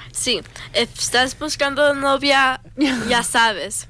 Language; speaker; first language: Spanish; early bilingual, other home language; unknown